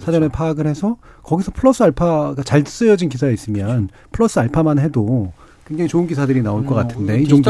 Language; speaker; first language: Korean; native; Korean